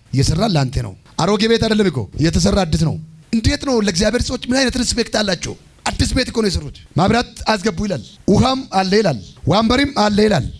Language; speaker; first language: Amharic; non-native, local second language; Oromo